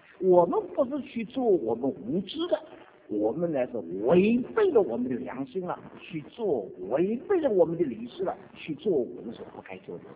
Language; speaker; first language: Chinese; native; Chinese